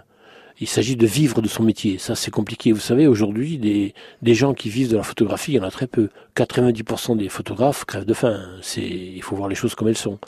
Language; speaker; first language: French; native; French